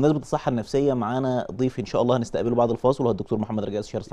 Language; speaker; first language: Arabic; native; Arabic